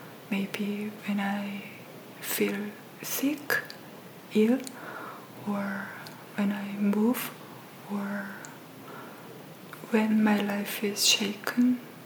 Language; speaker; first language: English; non-native, fluent; Korean